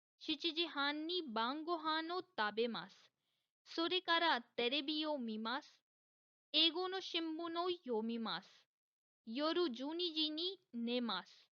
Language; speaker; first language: Japanese; non-native, fluent; Hindi